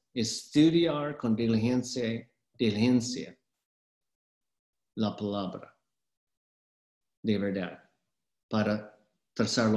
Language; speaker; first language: Spanish; non-native, fluent; English